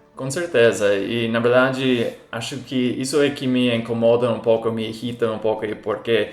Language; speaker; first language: Portuguese; non-native, fluent; English